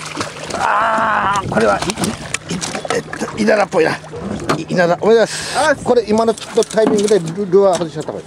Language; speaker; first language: Japanese; native; Japanese